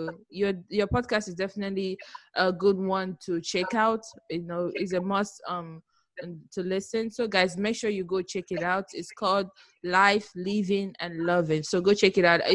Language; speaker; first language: English; non-native, local second language; Igbo